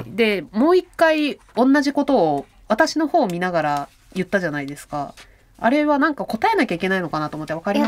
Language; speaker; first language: Japanese; native; Japanese